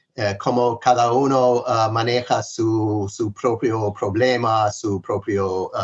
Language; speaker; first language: Spanish; non-native, fluent; English